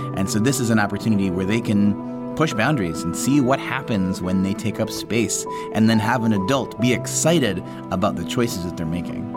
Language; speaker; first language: English; native; English